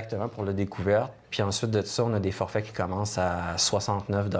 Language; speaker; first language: French; native; French